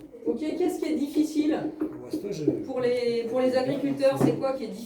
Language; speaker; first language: French; native; French